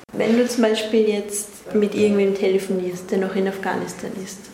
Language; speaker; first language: German; native; German